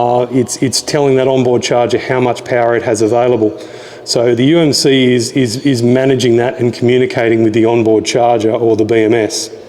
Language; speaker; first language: English; native; English